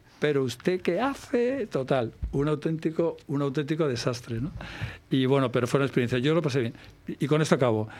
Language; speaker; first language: Spanish; native; Spanish